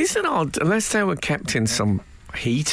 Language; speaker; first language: English; native; English